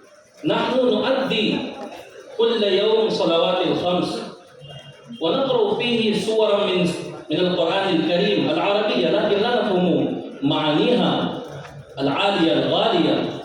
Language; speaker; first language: Arabic; non-native, fluent; Urdu